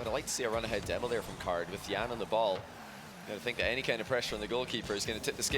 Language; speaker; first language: English; native; English